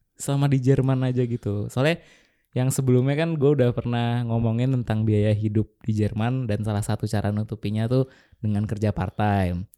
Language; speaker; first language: Indonesian; native; Indonesian